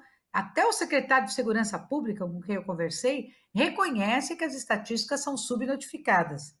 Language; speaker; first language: Portuguese; native; Portuguese